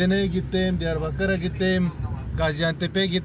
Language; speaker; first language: Turkish; non-native, learner; Urdu